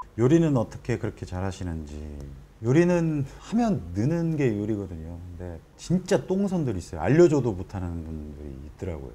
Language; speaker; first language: Korean; native; Korean